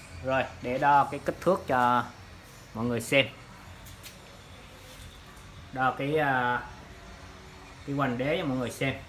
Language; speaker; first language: Vietnamese; native; Vietnamese